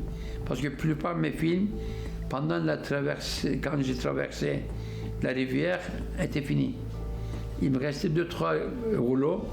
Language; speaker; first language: French; non-native, fluent; Turkish